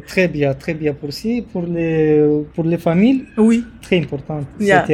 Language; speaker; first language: French; non-native, learner; Romanian